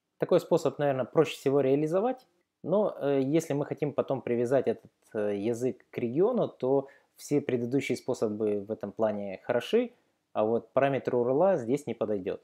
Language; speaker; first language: Russian; native; Russian